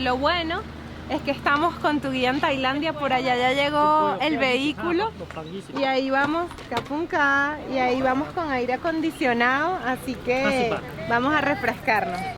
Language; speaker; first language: Spanish; native; Spanish